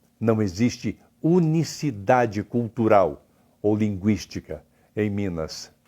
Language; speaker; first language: Portuguese; native; Portuguese